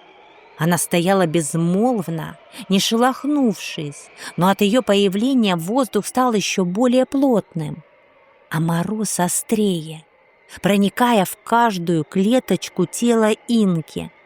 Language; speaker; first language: Russian; native; Russian